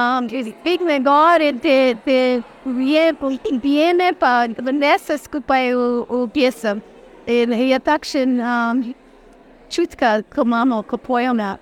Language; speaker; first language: Slovenian; early bilingual, heritage; Slovenian